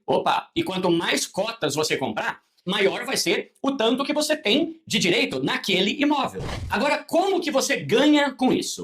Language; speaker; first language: Portuguese; native; Portuguese